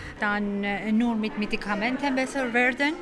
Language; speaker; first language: German; non-native, learner; Persian